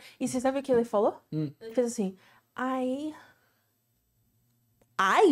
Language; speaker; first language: Portuguese; non-native, fluent; English